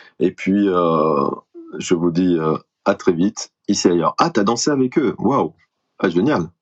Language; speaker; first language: French; native; French